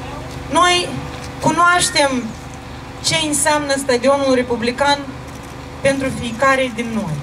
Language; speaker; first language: Romanian; non-native, local second language; Russian